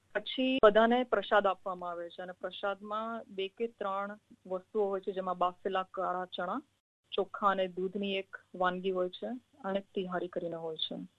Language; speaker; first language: Gujarati; non-native, local second language; Sindhi